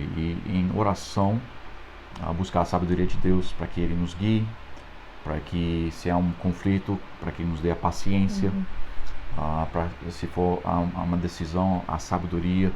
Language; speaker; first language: Portuguese; non-native, fluent; English